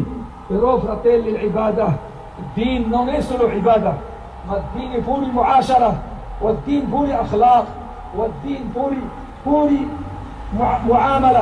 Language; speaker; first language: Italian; non-native, fluent; Arabic